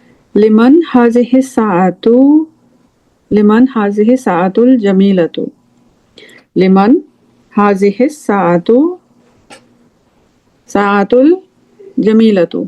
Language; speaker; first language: Arabic; non-native, fluent; English